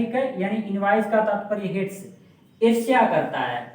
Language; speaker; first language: Hindi; native; Hindi